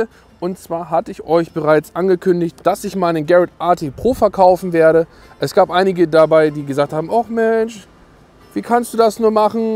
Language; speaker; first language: German; native; German